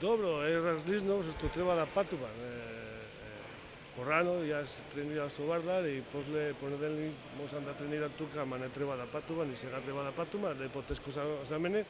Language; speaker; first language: Macedonian; non-native, learner; Spanish